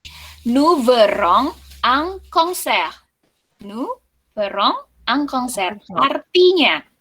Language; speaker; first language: French; non-native, fluent; Indonesian